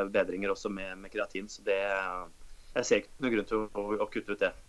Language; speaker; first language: Norwegian; native; Norwegian